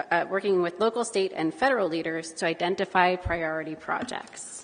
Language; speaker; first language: English; native; English